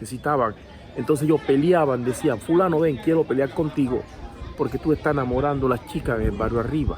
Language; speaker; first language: Spanish; native; Spanish